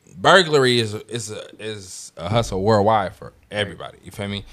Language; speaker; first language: English; native; English